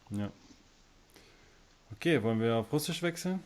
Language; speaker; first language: German; early bilingual, other home language; Russian